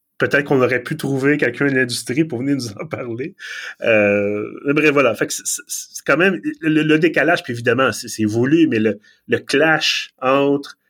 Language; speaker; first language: French; native; French